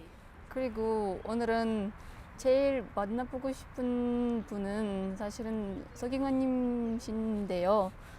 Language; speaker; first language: Korean; non-native, fluent; Uzbek